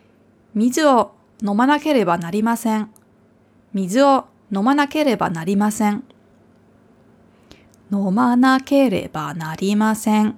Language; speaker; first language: Japanese; non-native, fluent; German